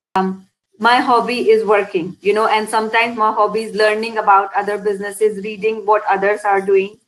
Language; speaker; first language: English; non-native, local second language; Hindi